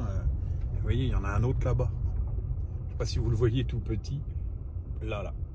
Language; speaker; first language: French; native; French